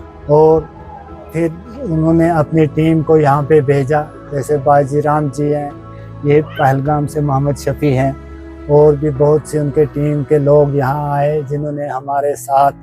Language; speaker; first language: Hindi; non-native, local second language; Kashmiri